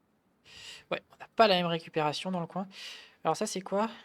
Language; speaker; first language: French; native; French